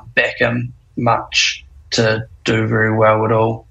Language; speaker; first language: English; native; English